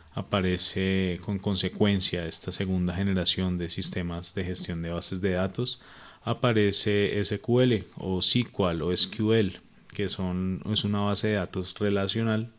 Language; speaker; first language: Spanish; native; Spanish